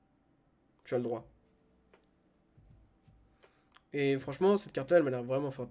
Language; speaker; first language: French; native; French